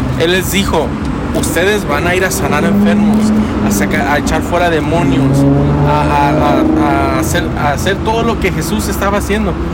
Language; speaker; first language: Spanish; early bilingual, heritage; Spanish